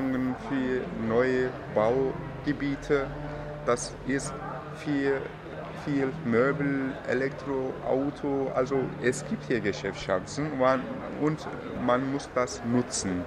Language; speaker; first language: German; non-native, fluent; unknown